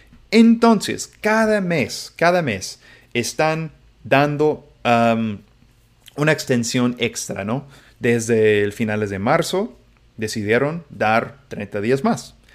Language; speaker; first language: Spanish; non-native, fluent; English